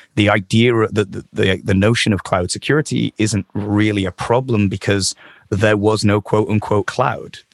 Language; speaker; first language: English; native; English